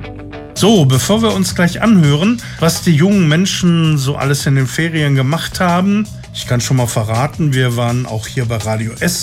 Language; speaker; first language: German; native; German